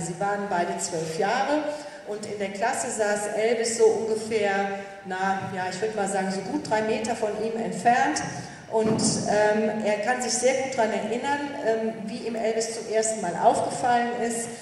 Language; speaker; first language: German; native; German